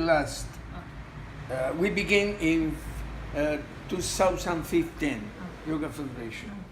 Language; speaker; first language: English; non-native, fluent; Spanish